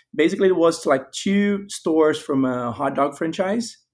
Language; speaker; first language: English; non-native, fluent; Portuguese